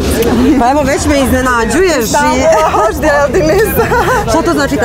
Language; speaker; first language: Serbian; native; Serbian